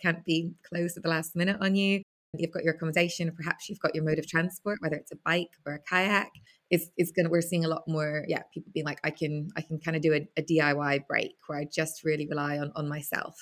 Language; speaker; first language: English; native; English